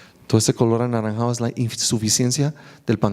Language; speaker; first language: Spanish; native; Spanish